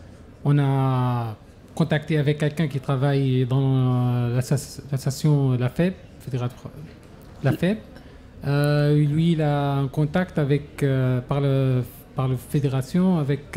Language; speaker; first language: French; non-native, learner; Arabic